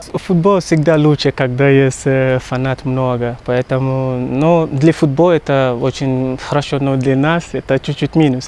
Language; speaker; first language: Russian; non-native, learner; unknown